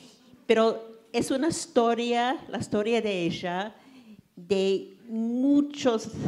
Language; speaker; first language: Spanish; non-native, fluent; English